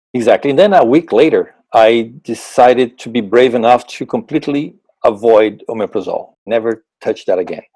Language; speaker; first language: English; non-native, fluent; Portuguese